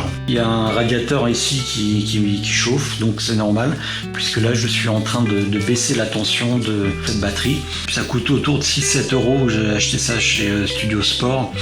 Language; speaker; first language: French; native; French